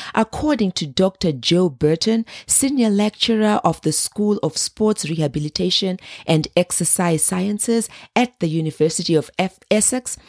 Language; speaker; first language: English; non-native, local second language; Shona